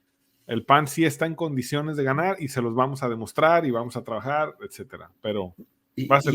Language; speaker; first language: Spanish; native; Spanish